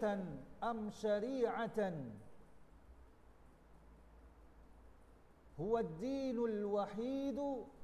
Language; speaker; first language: Arabic; non-native, learner; Indonesian